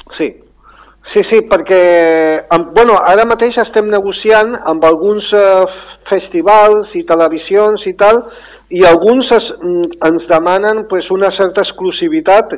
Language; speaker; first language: Catalan; non-native, local second language; Spanish